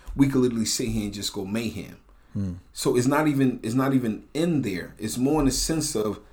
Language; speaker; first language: English; native; English